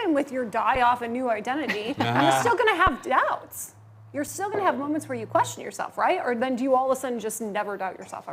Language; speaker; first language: English; native; English